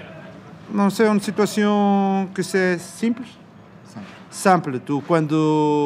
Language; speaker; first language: French; non-native, learner; Portuguese